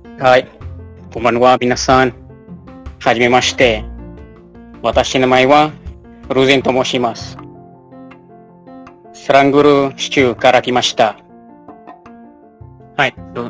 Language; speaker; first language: Japanese; non-native, learner; Malay